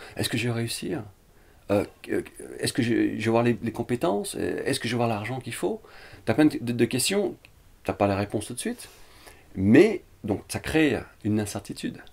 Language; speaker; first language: French; early bilingual, other home language; Vietnamese